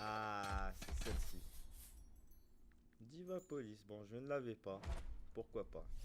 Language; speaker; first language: French; native; French